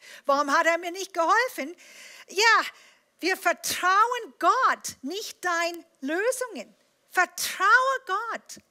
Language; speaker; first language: German; non-native, fluent; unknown